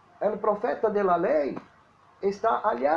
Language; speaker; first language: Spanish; non-native, learner; Portuguese